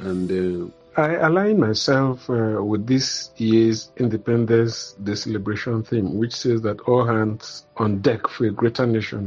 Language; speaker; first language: English; non-native, local second language; Igbo